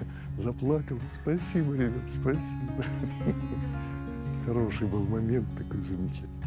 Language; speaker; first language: Russian; native; Russian